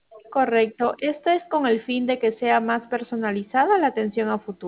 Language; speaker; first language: Spanish; native; Spanish